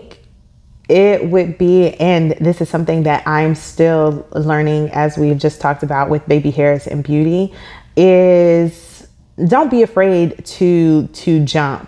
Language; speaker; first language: English; native; English